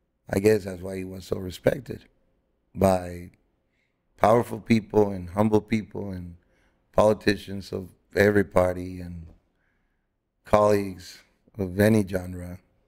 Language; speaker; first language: English; non-native, fluent; Spanish